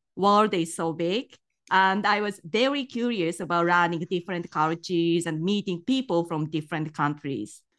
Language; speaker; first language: English; non-native, fluent; Japanese